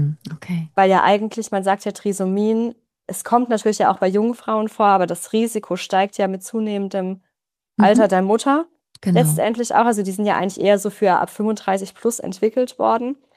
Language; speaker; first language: German; native; German